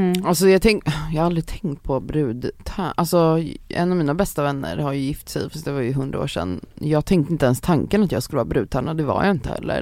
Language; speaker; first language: Swedish; native; Swedish